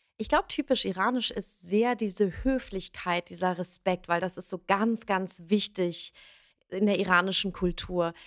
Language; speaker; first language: German; early bilingual, other home language; Persian